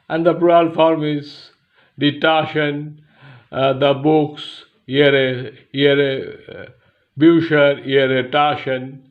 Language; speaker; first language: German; non-native, fluent; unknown